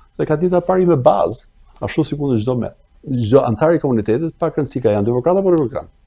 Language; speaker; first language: Albanian; early bilingual, other home language; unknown